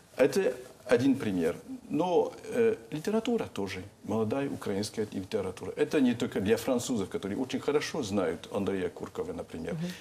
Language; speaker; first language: Russian; non-native, fluent; French